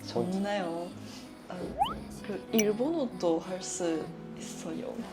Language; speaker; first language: Korean; non-native, learner; Japanese